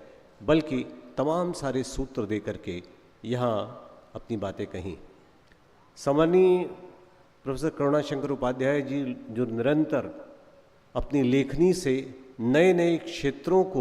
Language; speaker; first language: Hindi; native; Hindi